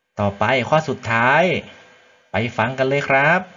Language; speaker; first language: Thai; native; Thai